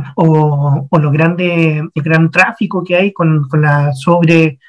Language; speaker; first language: Spanish; native; Spanish